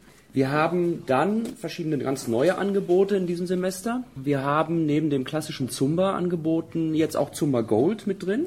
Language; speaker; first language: German; native; German